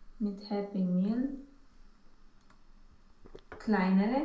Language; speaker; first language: German; non-native, learner; Romanian